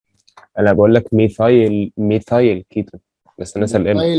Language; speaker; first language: Arabic; native; Arabic